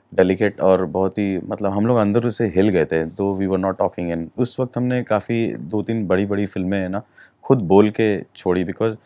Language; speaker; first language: Hindi; native; Hindi